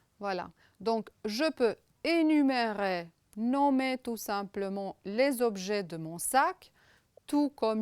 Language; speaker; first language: French; non-native, fluent; Romanian